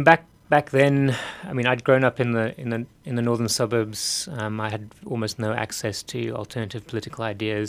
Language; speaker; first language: English; native; English